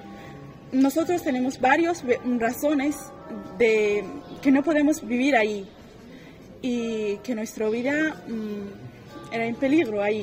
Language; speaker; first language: Spanish; non-native, learner; Persian